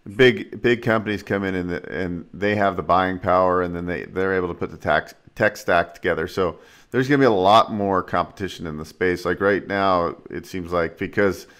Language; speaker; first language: English; native; English